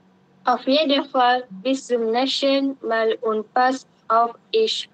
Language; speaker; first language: German; non-native, learner; Malay